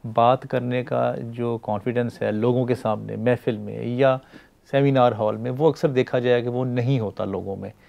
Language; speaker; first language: Urdu; native; Urdu